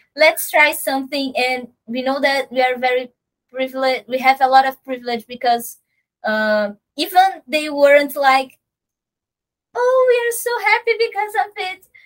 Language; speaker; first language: English; non-native, learner; Portuguese